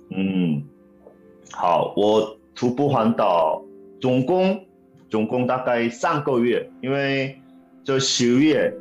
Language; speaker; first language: Chinese; non-native, fluent; Korean